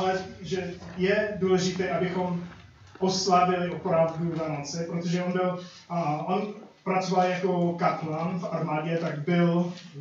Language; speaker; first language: Czech; non-native, fluent; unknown